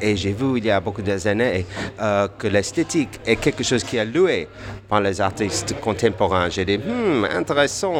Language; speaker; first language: French; non-native, fluent; English